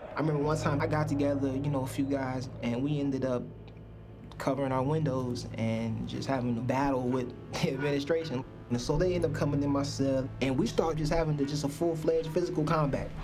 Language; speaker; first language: English; native; English